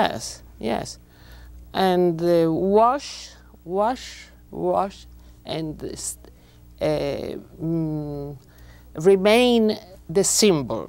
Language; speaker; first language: English; non-native, learner; Italian